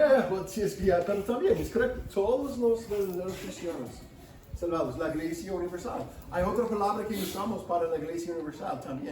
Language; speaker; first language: Spanish; non-native, fluent; English